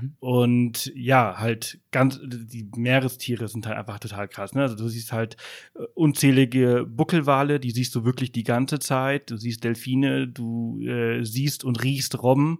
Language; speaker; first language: German; native; German